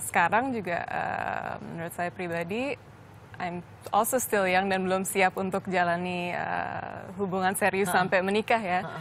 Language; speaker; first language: Indonesian; early bilingual, heritage; Indonesian